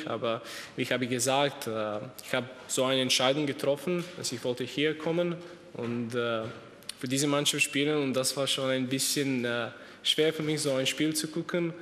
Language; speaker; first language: German; non-native, fluent; Serbian